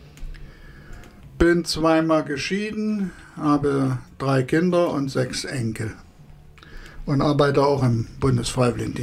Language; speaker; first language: German; native; German